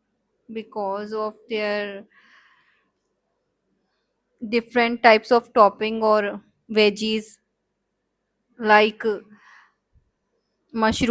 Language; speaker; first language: English; non-native, learner; Hindi